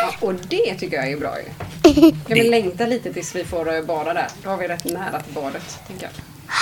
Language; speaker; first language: Swedish; native; Swedish